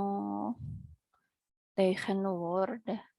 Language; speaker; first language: Dutch; non-native, learner; Indonesian